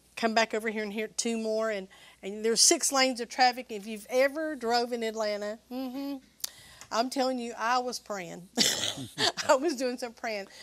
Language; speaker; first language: English; native; English